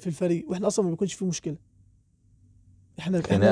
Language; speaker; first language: Arabic; native; Arabic